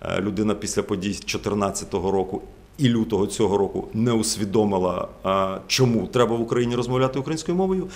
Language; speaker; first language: Ukrainian; native; Ukrainian